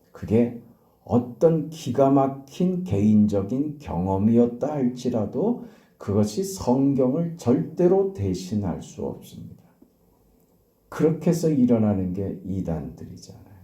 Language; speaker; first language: Korean; native; Korean